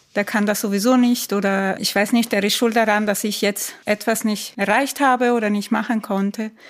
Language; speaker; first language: German; non-native, fluent; Italian